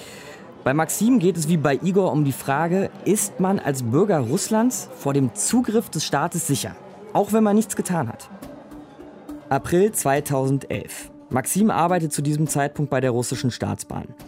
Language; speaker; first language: German; native; German